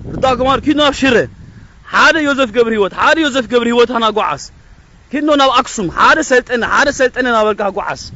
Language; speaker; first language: Tigrinya; early bilingual, heritage; Tigrinya